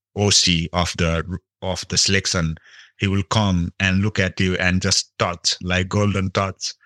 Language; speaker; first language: English; non-native, local second language; Nepali